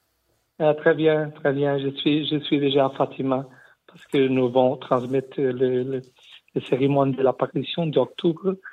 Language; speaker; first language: French; non-native, learner; Portuguese